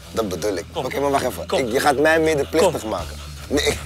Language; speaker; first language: Dutch; native; Dutch